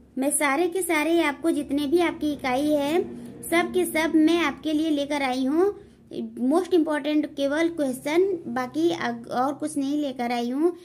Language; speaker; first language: Hindi; native; Hindi